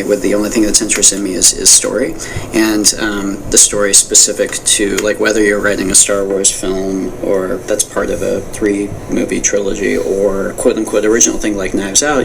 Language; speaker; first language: English; native; English